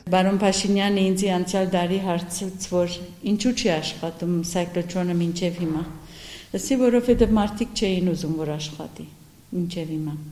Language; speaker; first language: Armenian; early bilingual, heritage; Armenian